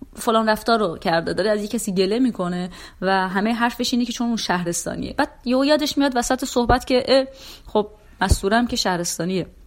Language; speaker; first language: Persian; native; Persian